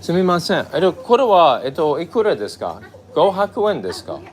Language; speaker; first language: Japanese; non-native, learner; English